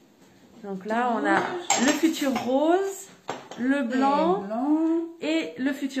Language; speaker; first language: French; native; French